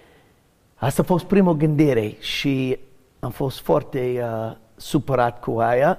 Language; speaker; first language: Romanian; non-native, learner; English